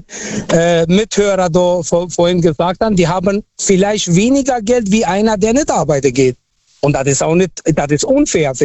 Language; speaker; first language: German; non-native, fluent; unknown